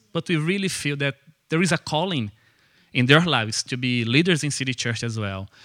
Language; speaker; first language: English; non-native, fluent; Portuguese